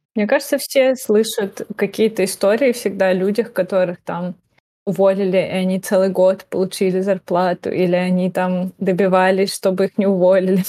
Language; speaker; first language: Russian; native; Russian